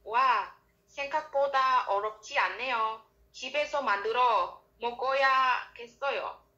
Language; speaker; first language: Korean; non-native, learner; Vietnamese